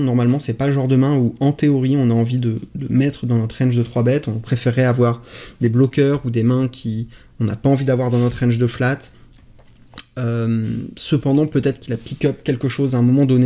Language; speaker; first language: French; native; French